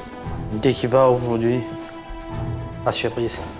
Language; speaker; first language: French; non-native, local second language; Morisyen